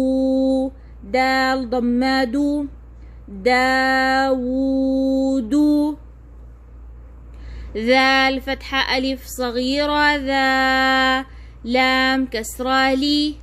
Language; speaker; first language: Arabic; non-native, fluent; Oromo